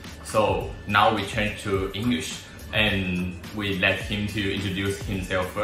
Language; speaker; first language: English; non-native, learner; Chinese